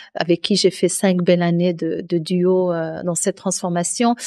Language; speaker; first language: French; non-native, local second language; Arabic